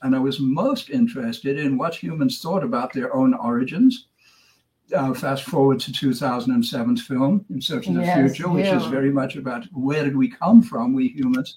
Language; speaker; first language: English; native; English